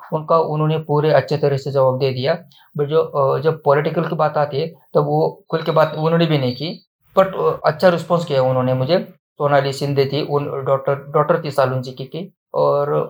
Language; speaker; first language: Hindi; non-native, local second language; Marathi